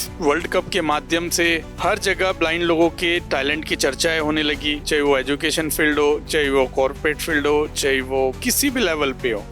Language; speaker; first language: Hindi; native; Hindi